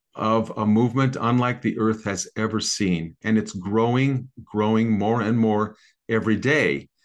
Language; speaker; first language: English; native; English